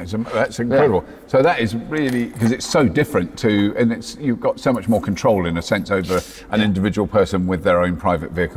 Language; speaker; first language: English; native; English